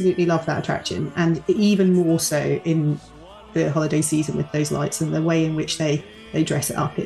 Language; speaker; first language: English; native; English